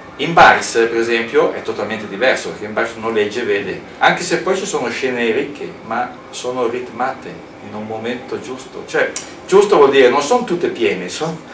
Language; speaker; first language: Italian; native; Italian